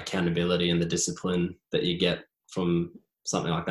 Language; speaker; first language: English; native; English